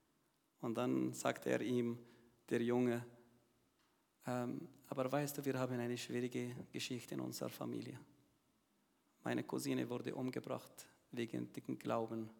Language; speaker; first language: German; non-native, learner; Arabic